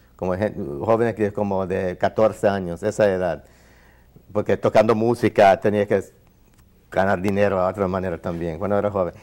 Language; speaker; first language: Spanish; non-native, fluent; English